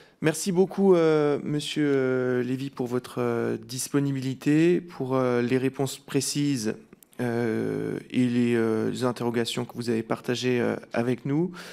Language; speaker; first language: French; native; French